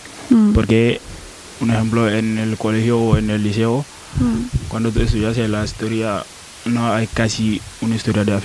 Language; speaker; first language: Spanish; non-native, learner; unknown